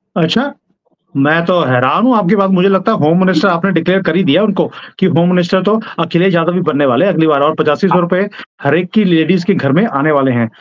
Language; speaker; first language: Hindi; native; Hindi